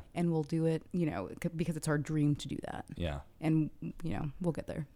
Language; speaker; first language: English; early bilingual, other home language; Arabic